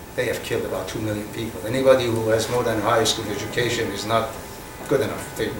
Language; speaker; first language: English; non-native, fluent; Persian